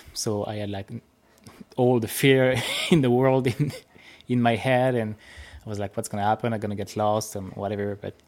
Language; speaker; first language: English; non-native, fluent; French